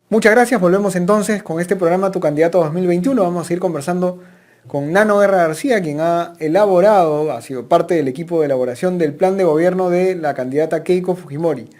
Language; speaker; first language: Spanish; native; Spanish